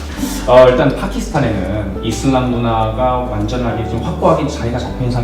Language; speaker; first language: Korean; native; Korean